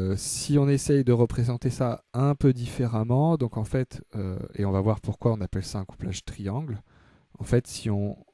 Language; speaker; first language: French; native; French